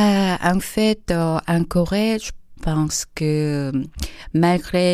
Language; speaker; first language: French; non-native, fluent; Korean